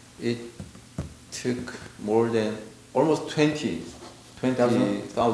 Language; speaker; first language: English; non-native, learner; Korean